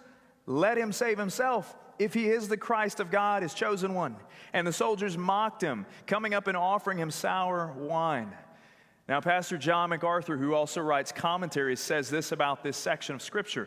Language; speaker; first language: English; native; English